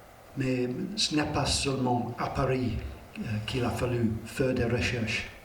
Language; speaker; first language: French; non-native, learner; English